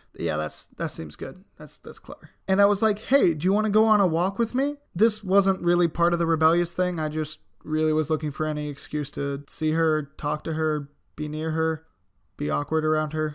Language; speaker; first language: English; native; English